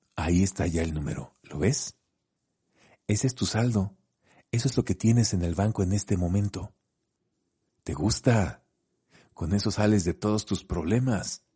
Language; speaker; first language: Spanish; native; Spanish